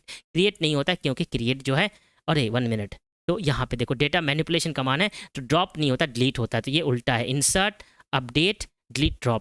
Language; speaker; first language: Hindi; native; Hindi